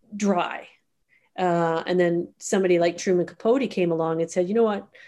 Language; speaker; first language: English; native; English